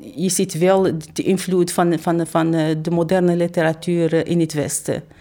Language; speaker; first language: Dutch; non-native, fluent; Arabic